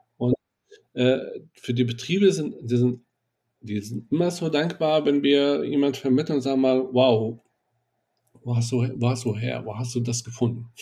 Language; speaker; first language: German; non-native, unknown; Arabic